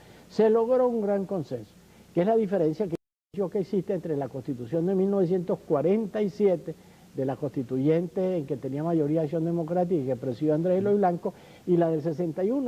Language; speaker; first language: Spanish; native; Spanish